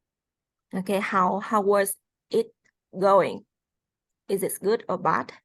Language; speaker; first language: English; non-native, fluent; Vietnamese